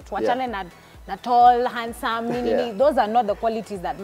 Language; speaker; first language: English; non-native, local second language; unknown